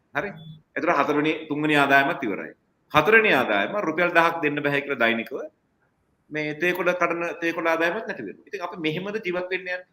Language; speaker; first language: Sinhala; non-native, local second language; Tamil